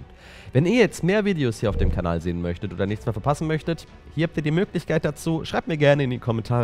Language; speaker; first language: German; native; German